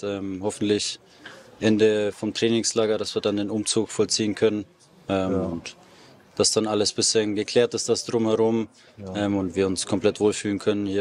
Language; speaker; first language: German; native; German